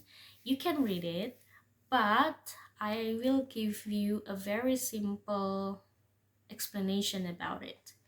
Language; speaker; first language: English; non-native, fluent; Indonesian